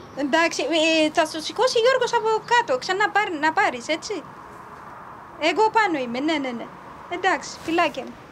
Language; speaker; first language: Greek; non-native, fluent; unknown